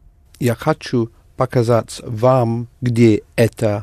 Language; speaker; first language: Russian; non-native, learner; English